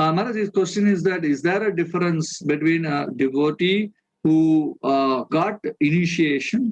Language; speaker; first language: English; non-native, local second language; Tamil